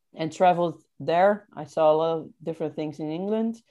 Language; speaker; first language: English; non-native, fluent; Dutch